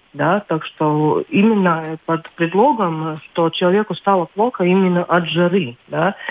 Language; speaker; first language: Russian; non-native, local second language; Latvian